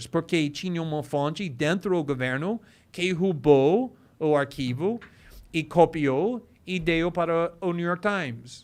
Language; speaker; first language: Portuguese; non-native, fluent; English